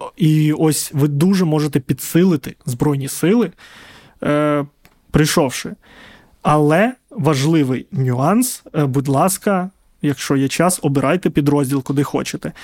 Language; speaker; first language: Ukrainian; non-native, local second language; Russian